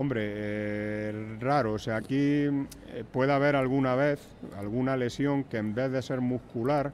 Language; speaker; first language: Spanish; native; Spanish